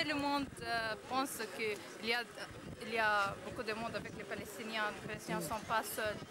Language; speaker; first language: French; non-native, fluent; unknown